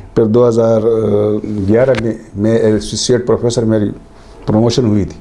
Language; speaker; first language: Urdu; non-native, local second language; Northern Hindko